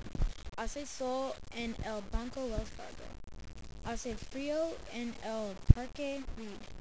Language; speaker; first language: Spanish; non-native, learner; English